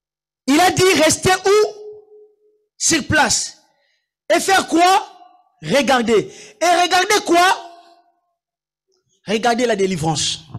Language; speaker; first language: French; non-native, local second language; Lingala